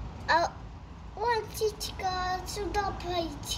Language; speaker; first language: Russian; early bilingual, heritage; Tajik